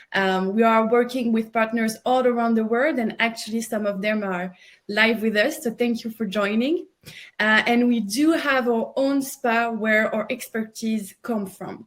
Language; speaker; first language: English; non-native, fluent; French